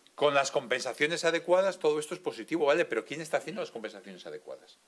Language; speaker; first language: Spanish; native; Spanish